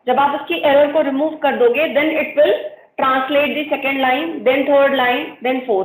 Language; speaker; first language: English; non-native, local second language; Hindi